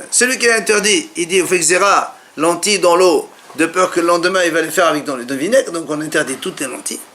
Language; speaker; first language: French; native; French